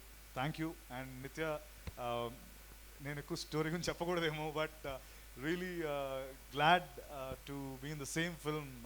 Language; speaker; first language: Telugu; native; Telugu